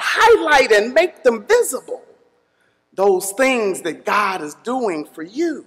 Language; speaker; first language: English; native; English